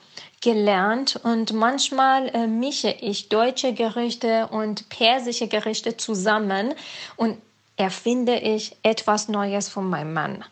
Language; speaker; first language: German; non-native, learner; Persian